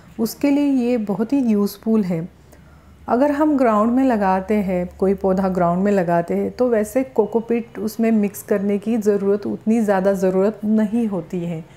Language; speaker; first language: Hindi; non-native, local second language; Marathi